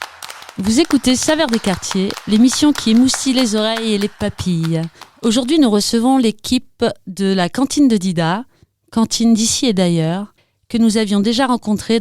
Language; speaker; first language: French; native; French